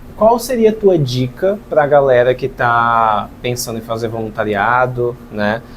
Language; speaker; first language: Portuguese; native; Portuguese